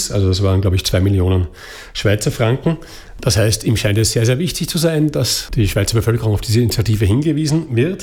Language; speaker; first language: German; native; German